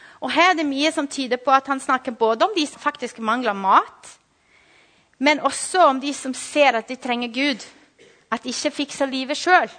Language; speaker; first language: Norwegian; non-native, fluent; Portuguese